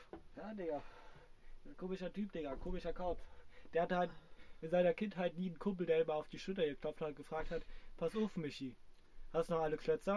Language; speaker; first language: German; native; German